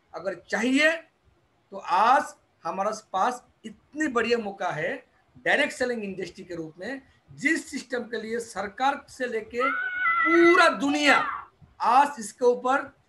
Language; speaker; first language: Hindi; non-native, local second language; Bangla